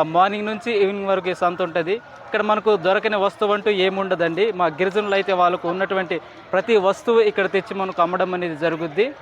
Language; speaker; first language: Telugu; non-native, local second language; Koya